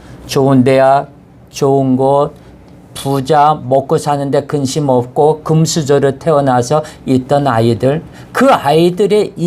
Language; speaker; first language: Korean; native; Korean